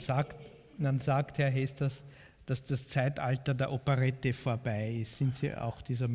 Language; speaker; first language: German; native; German